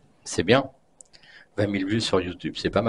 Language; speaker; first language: French; native; French